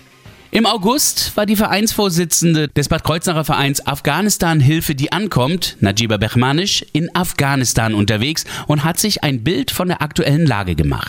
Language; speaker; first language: German; native; German